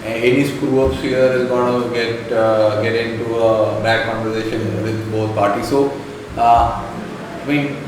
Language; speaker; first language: English; non-native, local second language; Malayalam